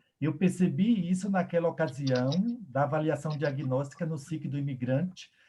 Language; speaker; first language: Portuguese; native; Portuguese